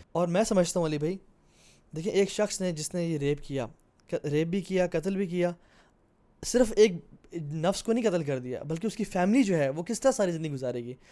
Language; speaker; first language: Urdu; native; Urdu